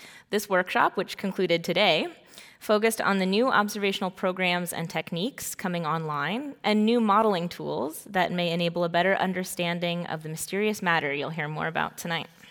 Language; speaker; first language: English; native; English